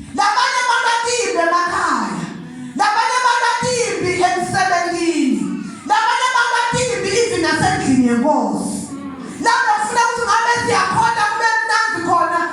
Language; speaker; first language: Zulu; non-native, local second language; Swati